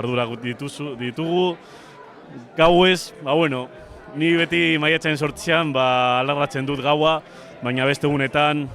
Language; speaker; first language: Basque; non-native, local second language; Spanish